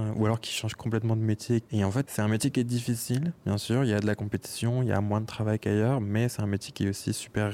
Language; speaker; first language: French; native; French